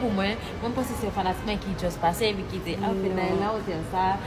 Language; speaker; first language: French; non-native, learner; Haitian Creole